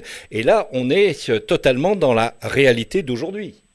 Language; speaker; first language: French; native; French